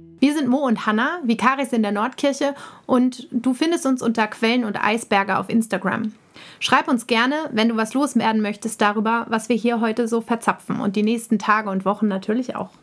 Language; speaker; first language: German; native; German